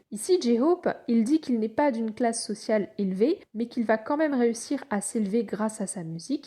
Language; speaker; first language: French; native; French